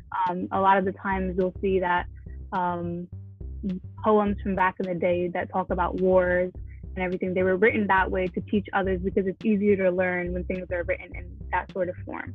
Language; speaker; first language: English; early bilingual, other home language; Arabic